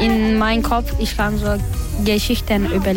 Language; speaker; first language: German; non-native, learner; Turkish